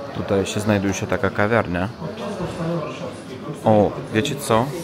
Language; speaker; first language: Polish; non-native, learner; Russian